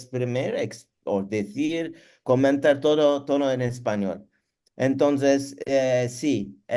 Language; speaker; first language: Spanish; non-native, learner; Turkish